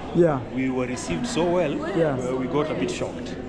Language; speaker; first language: English; non-native, local second language; Luo (Kenya and Tanzania)